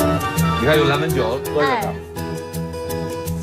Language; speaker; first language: Chinese; native; Chinese